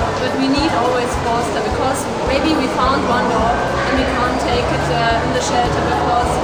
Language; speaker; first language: English; non-native, fluent; German